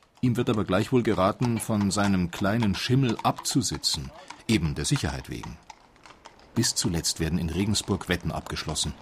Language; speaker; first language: German; native; German